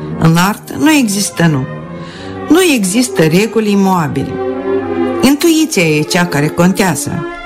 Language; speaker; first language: Romanian; non-native, local second language; Russian